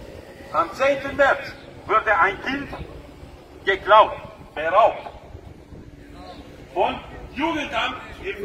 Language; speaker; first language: German; non-native, fluent; Romanian